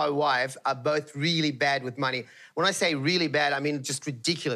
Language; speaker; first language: English; native; English